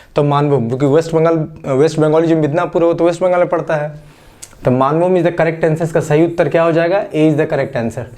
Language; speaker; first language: Hindi; non-native, local second language; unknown